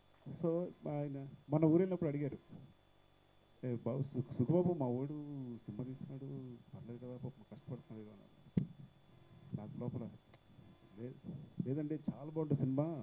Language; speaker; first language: Telugu; native; Telugu